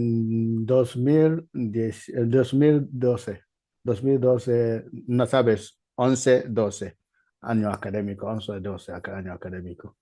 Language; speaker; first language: Spanish; non-native, learner; Igbo